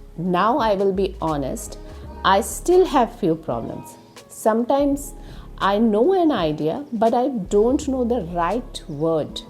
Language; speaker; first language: English; non-native, learner; Hindi